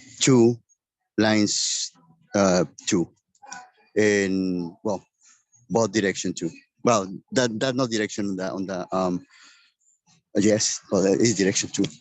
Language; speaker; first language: English; non-native, learner; Spanish